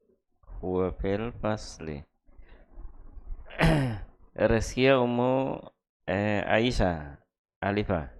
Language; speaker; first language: Arabic; non-native, fluent; Indonesian